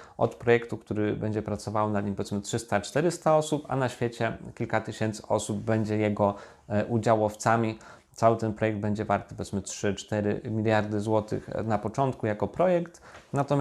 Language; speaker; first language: Polish; native; Polish